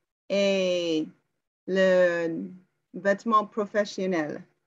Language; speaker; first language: French; non-native, learner; English